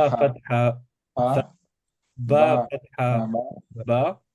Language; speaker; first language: Arabic; non-native, learner; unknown